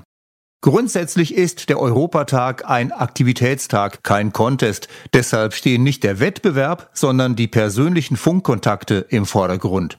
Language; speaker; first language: German; native; German